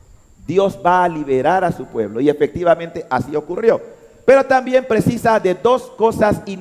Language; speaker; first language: Spanish; native; Spanish